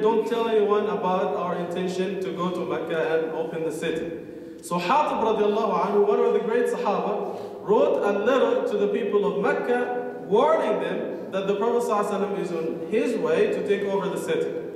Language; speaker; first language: English; non-native, fluent; Arabic